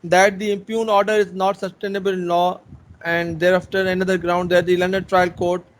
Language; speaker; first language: English; non-native, local second language; Urdu